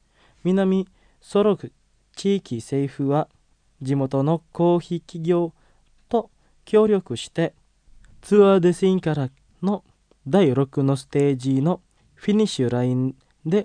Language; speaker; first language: Japanese; non-native, fluent; Indonesian